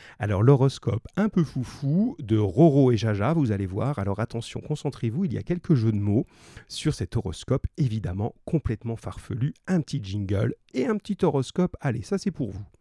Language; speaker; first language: French; native; French